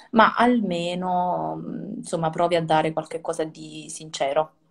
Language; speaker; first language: Italian; native; Italian